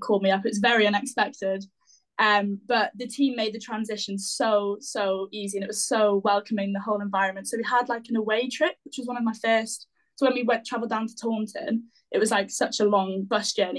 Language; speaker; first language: English; native; English